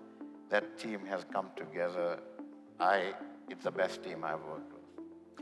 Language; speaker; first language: English; native; English